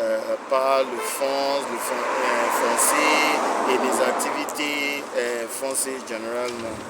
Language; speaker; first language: French; non-native, learner; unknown